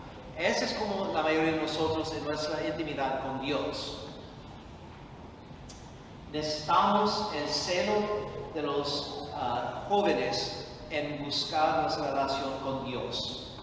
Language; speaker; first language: Spanish; non-native, fluent; English